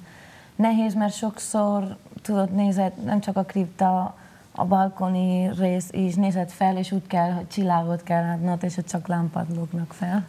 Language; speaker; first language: Hungarian; non-native, local second language; Spanish